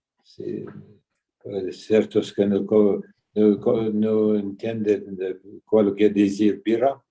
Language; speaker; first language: Spanish; early bilingual, heritage; Ladino